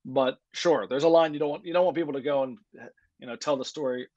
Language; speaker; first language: English; native; English